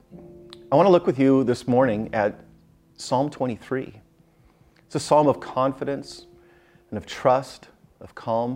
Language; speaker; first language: English; native; English